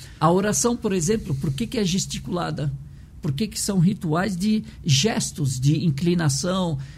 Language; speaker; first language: Portuguese; early bilingual, other home language; Arabic